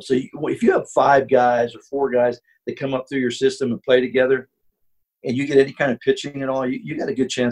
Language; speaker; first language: English; native; English